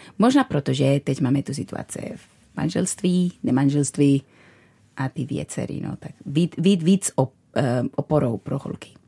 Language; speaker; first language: Czech; non-native, fluent; Spanish